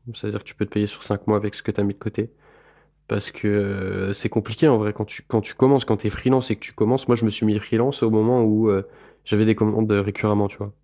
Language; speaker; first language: French; native; French